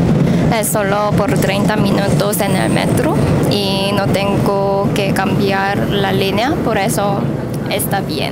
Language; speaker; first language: Spanish; non-native, fluent; Korean